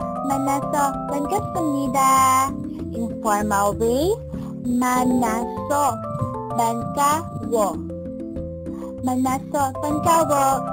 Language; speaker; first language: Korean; non-native, learner; Filipino